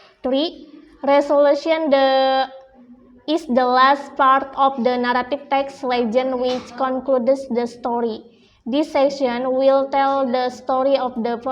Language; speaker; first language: English; non-native, learner; Indonesian